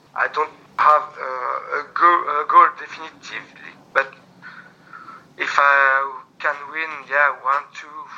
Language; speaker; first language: English; non-native, learner; French